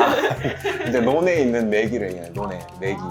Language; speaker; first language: Korean; native; Korean